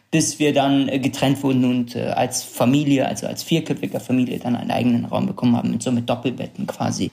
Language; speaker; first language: German; early bilingual, other home language; Kurdish